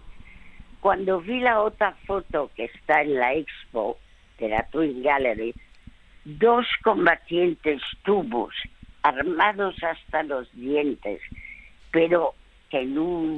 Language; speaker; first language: Spanish; early bilingual, other home language; French